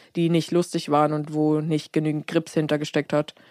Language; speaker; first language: German; native; German